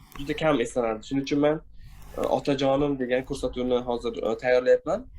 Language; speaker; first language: Uzbek; non-native, local second language; Tajik